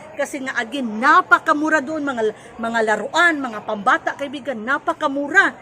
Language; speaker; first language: Filipino; non-native, local second language; Cebuano